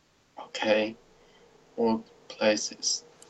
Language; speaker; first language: English; non-native, learner; Chinese